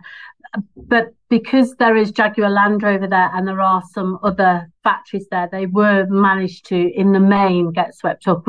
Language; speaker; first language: English; native; English